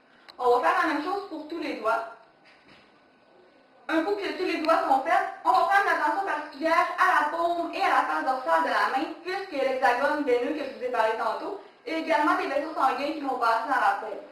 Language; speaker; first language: French; native; French